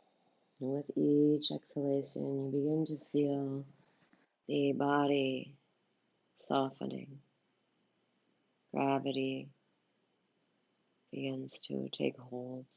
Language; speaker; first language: English; native; English